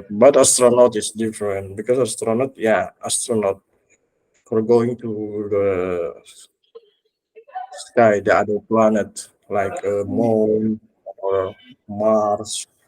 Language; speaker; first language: English; non-native, learner; Indonesian